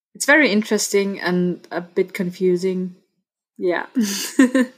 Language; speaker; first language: English; non-native, fluent; German